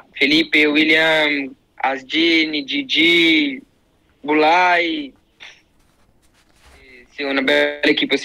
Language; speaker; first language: French; non-native, learner; Portuguese